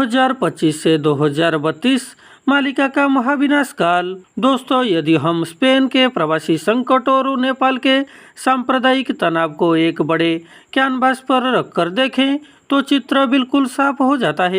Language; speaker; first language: Hindi; non-native, local second language; Odia